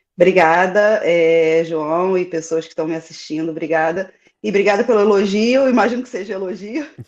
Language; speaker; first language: Portuguese; native; Portuguese